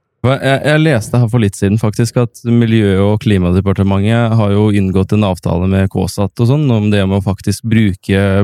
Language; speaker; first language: Norwegian; native; Norwegian